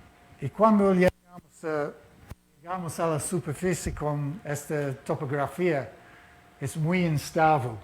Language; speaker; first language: Portuguese; non-native, learner; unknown